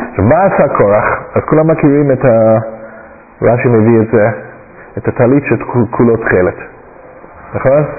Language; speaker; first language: Hebrew; non-native, fluent; English